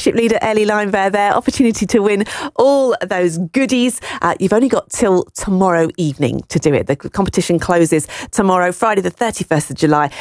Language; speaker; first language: English; native; English